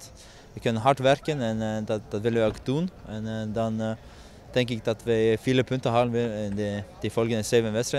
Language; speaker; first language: Dutch; non-native, fluent; Norwegian